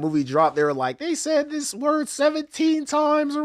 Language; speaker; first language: English; native; English